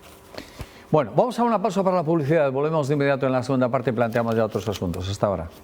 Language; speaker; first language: Spanish; native; Spanish